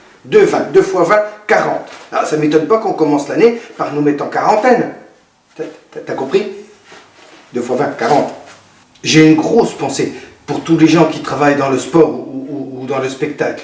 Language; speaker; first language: French; native; French